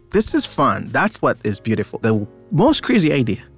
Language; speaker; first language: English; non-native, local second language; Ganda